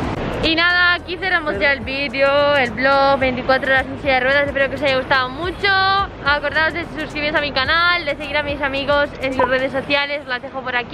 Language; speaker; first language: Spanish; native; Spanish